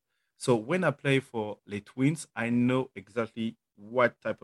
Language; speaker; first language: English; non-native, fluent; French